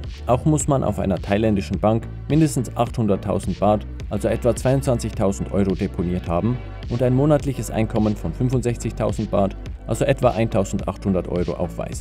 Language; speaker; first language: German; native; German